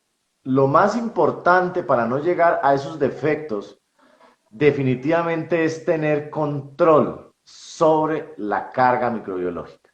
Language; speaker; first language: Spanish; native; Spanish